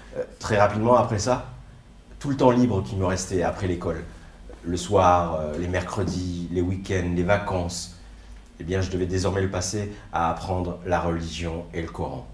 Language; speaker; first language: French; early bilingual, other home language; Riffian